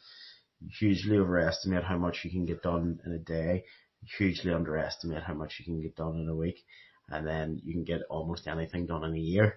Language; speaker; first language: English; native; English